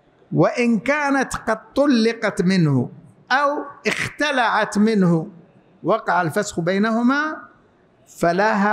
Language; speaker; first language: Arabic; native; Arabic